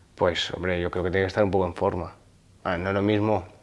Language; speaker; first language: Spanish; non-native, local second language; Occitan